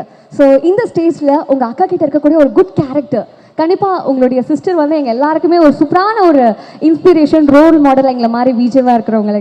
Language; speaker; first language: Tamil; native; Tamil